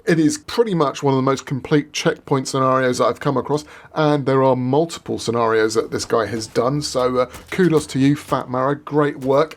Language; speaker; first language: English; native; English